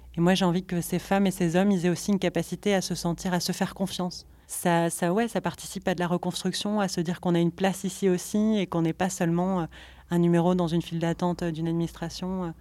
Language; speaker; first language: French; native; French